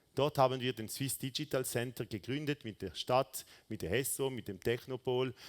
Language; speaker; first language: German; non-native, local second language; French